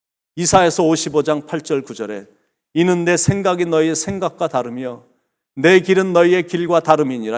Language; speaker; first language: Korean; native; Korean